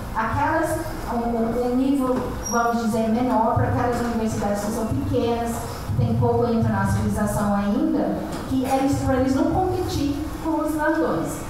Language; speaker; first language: Portuguese; non-native, fluent; English